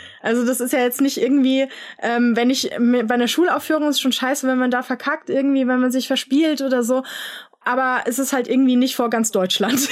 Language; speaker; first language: German; native; German